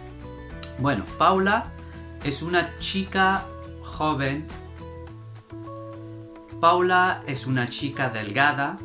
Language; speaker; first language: Spanish; non-native, fluent; Arabic